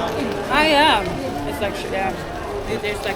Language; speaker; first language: English; non-native, fluent; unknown